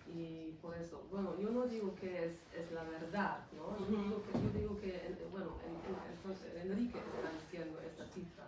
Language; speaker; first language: Spanish; non-native, fluent; German